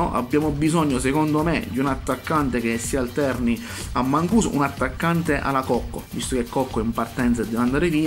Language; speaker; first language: Italian; native; Italian